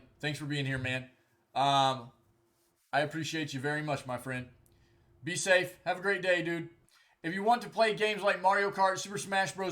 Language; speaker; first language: English; native; English